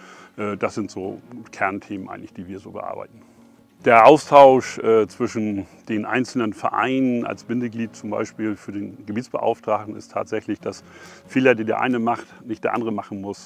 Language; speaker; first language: German; native; German